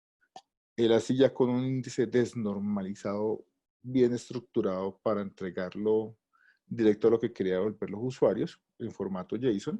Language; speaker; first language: Spanish; native; Spanish